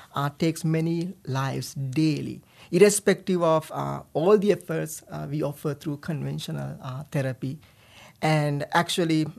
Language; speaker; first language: English; non-native, local second language; Sinhala